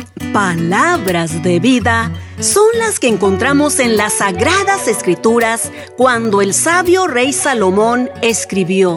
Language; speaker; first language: Spanish; native; Spanish